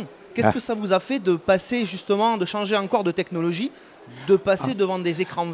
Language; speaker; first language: French; native; French